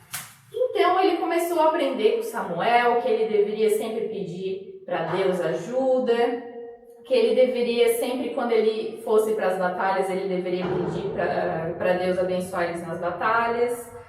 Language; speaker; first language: Portuguese; native; Portuguese